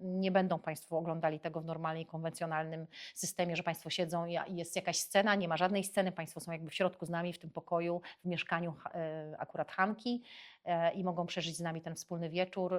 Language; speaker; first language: Polish; native; Polish